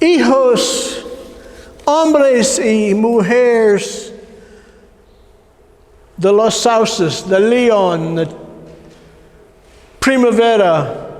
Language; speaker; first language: Spanish; non-native, learner; English